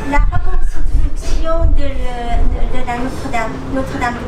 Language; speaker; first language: French; non-native, fluent; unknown